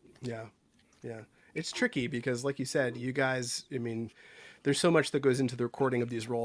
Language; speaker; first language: English; native; English